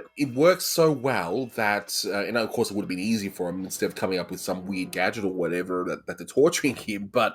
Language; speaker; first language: English; native; English